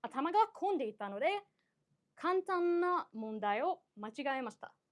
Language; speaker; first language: Japanese; non-native, fluent; English